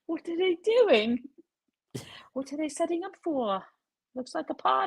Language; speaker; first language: English; native; English